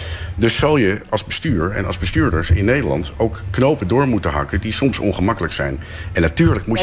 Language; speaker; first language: Dutch; native; Dutch